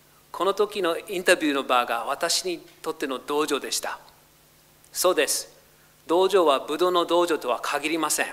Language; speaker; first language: Japanese; non-native, fluent; English